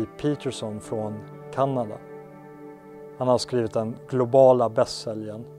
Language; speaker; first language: Swedish; native; Swedish